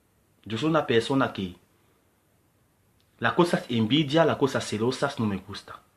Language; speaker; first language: Spanish; non-native, learner; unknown